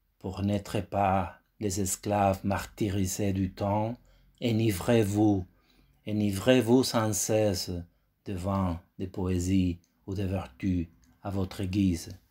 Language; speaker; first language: French; non-native, fluent; Spanish